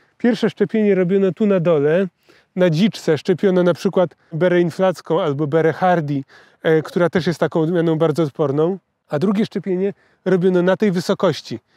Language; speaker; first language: Polish; native; Polish